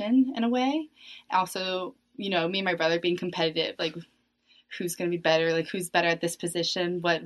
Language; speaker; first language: English; native; English